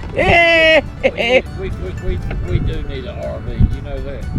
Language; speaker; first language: English; native; English